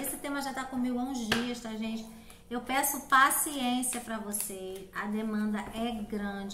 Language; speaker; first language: Portuguese; native; Portuguese